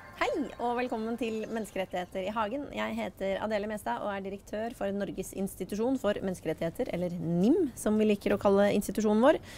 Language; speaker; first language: Norwegian; native; Norwegian